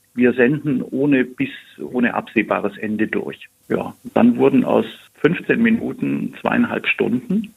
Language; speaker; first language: German; native; German